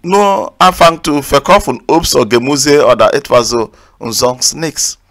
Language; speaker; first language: German; non-native, learner; Igbo